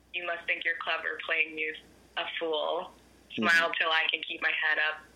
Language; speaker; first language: English; native; English